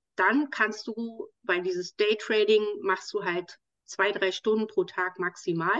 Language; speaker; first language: German; native; German